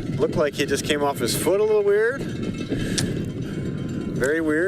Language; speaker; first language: English; native; English